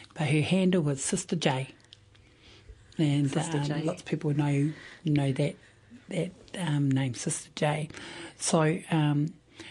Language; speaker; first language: English; native; English